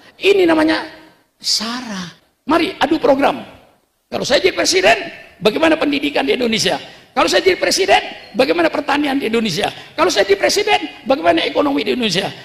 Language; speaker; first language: Indonesian; non-native, local second language; Madurese